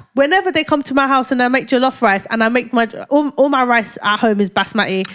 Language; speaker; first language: English; early bilingual, other home language; Yoruba